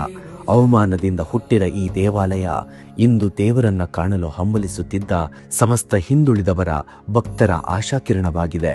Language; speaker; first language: Kannada; native; Kannada